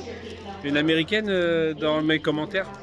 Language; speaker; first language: French; native; French